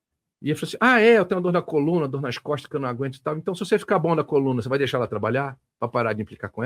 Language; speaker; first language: Portuguese; native; Portuguese